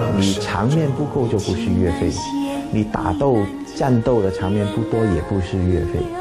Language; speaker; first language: Chinese; non-native, local second language; Cantonese